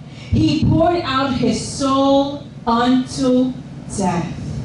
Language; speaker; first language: English; early bilingual, other home language; Spanish